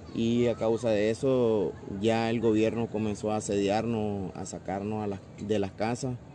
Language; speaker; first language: Spanish; native; Spanish